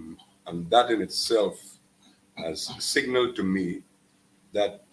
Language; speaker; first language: English; native; English